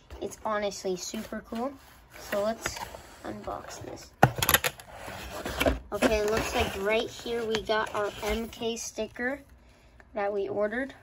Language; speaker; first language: English; native; English